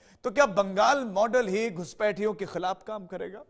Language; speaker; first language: Hindi; native; Hindi